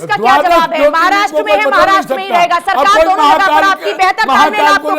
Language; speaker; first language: Hindi; native; Hindi